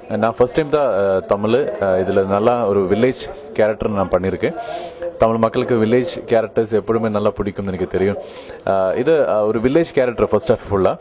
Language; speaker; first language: Tamil; non-native, learner; Malayalam